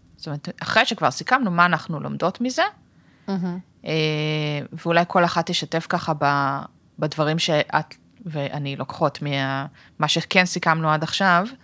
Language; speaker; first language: Hebrew; native; Hebrew